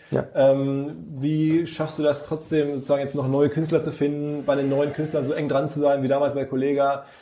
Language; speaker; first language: German; native; German